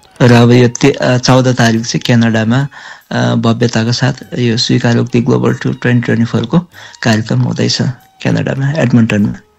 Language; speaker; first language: Nepali; native; Nepali